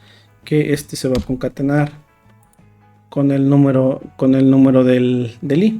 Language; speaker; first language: Spanish; native; Spanish